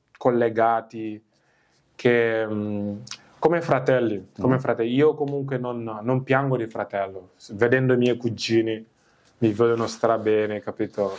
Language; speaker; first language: Italian; non-native, fluent; Wolof